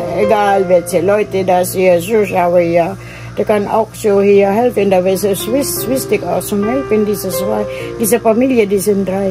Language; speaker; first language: German; non-native, learner; Filipino